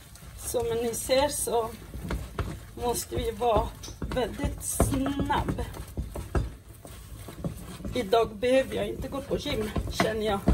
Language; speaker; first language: Swedish; non-native, fluent; Portuguese